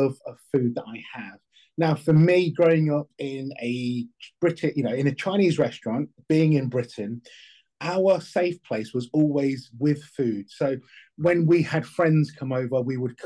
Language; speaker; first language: English; native; English